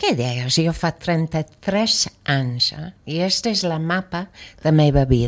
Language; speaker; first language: Catalan; non-native, learner; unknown